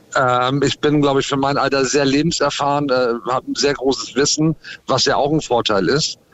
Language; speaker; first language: German; early bilingual, other home language; English